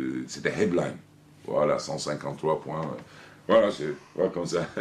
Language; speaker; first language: French; non-native, fluent; Turkish